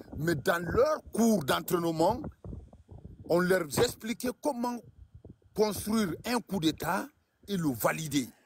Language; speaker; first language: French; non-native, local second language; Mandingo